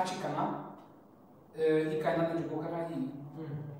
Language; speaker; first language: Japanese; non-native, learner; Hungarian